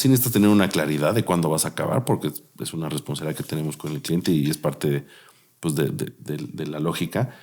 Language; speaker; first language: Spanish; native; Spanish